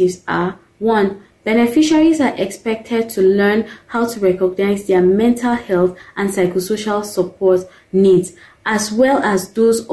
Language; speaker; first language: English; non-native, local second language; Hausa